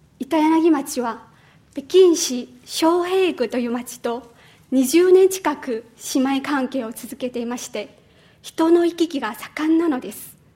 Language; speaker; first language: Japanese; non-native, fluent; Chinese